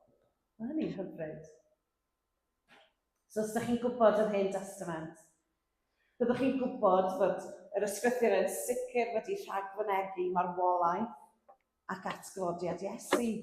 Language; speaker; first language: Welsh; native; Welsh